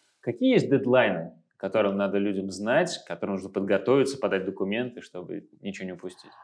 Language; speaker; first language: Russian; native; Russian